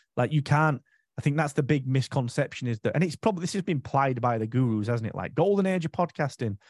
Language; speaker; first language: English; native; English